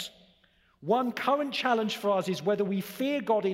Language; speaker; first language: English; native; English